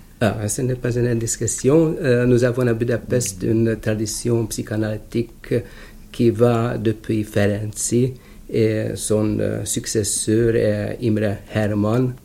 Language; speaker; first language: French; non-native, fluent; Hungarian